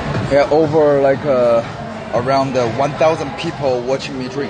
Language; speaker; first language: English; non-native, learner; Korean